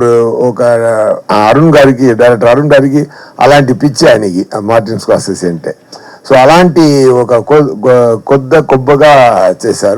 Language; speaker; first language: Telugu; non-native, fluent; Tamil